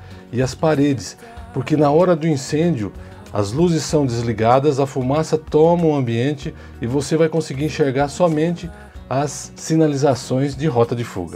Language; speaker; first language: Portuguese; native; Portuguese